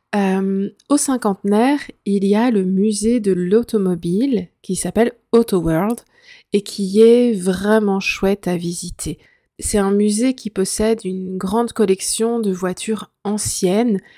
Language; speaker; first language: French; native; French